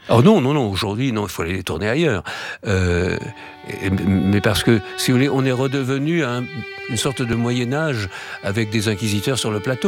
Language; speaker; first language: French; native; French